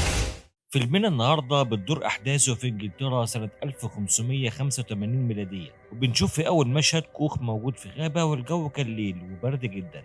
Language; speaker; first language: Arabic; native; Arabic